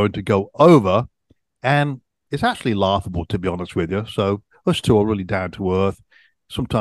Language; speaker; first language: English; native; English